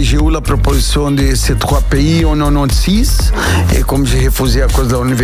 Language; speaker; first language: French; non-native, fluent; Portuguese